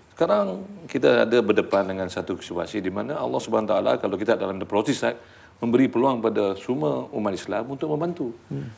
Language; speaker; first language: Malay; native; Malay